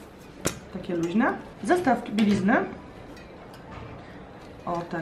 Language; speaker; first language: Polish; native; Polish